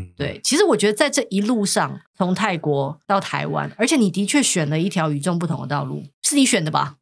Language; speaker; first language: Chinese; native; Chinese